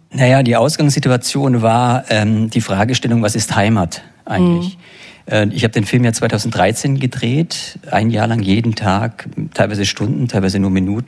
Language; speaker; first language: German; native; German